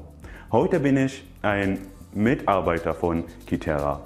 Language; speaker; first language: German; non-native, fluent; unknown